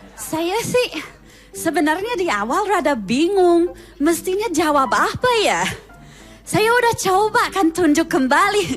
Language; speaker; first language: Indonesian; non-native, fluent; English